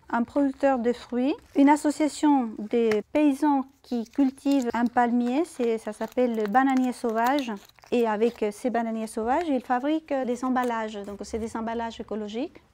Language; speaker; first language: French; non-native, fluent; Spanish